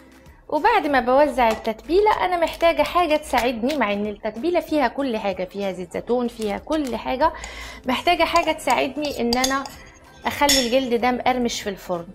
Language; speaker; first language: Arabic; native; Arabic